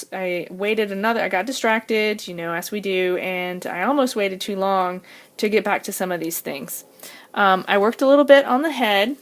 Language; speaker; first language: English; native; English